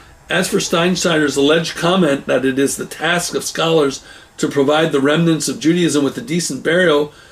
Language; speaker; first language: English; native; English